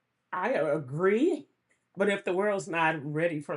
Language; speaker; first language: English; native; English